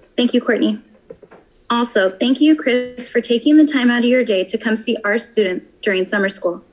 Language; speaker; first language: English; native; English